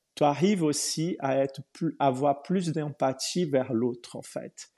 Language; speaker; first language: French; non-native, fluent; Portuguese